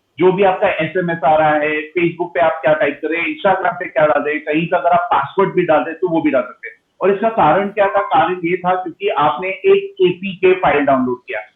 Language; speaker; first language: Hindi; non-native, local second language; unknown